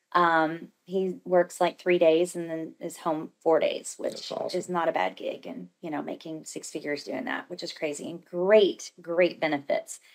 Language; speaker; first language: English; native; English